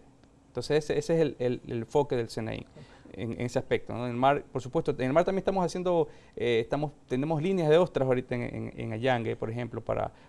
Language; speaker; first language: Spanish; native; Spanish